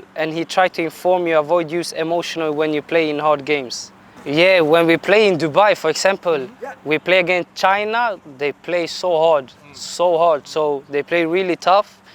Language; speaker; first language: English; non-native, fluent; Swedish